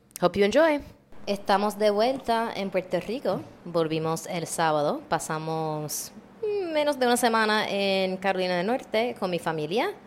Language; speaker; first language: Spanish; non-native, fluent; English